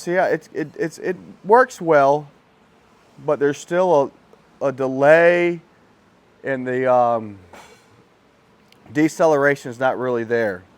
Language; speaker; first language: English; native; English